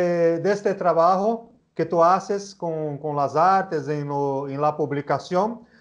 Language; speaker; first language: Spanish; non-native, learner; Portuguese